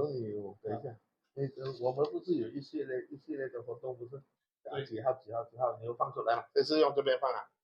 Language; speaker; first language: Chinese; non-native, local second language; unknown